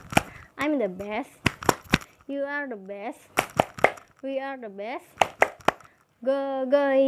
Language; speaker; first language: English; non-native, fluent; Indonesian